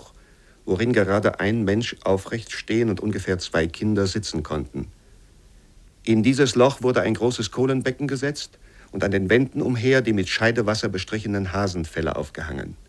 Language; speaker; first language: German; native; German